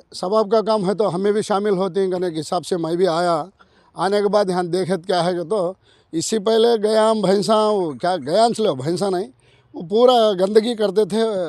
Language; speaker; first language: Hindi; non-native, local second language; Urdu